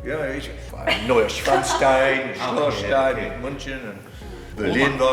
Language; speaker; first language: German; non-native, learner; English